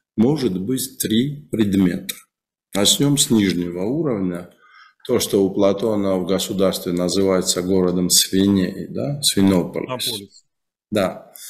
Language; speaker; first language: Russian; non-native, local second language; Georgian